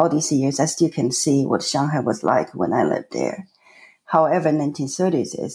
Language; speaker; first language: English; non-native, fluent; Chinese